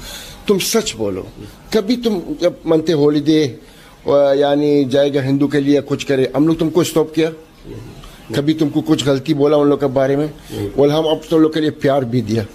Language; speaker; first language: Hindi; non-native, learner; Arabic